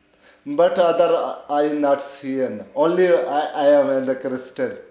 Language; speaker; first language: English; non-native, learner; Baluchi